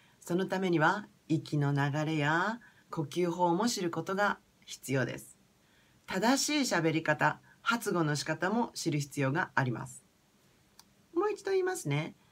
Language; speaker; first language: Japanese; native; Japanese